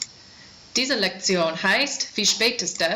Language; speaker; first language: German; non-native, fluent; English